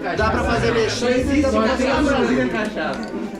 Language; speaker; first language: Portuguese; native; Portuguese